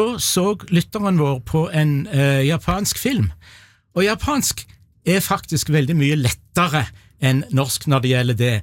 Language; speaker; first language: Norwegian; native; Norwegian